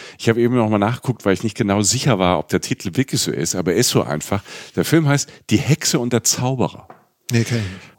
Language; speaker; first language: German; native; German